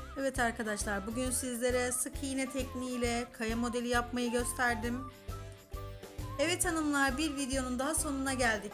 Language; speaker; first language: Turkish; native; Turkish